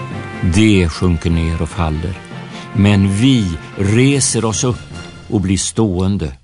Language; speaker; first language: Swedish; native; Swedish